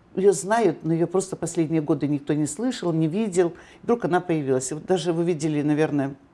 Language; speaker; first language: Russian; native; Russian